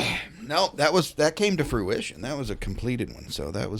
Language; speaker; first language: English; native; English